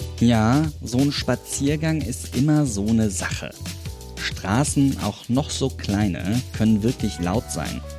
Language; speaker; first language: German; native; German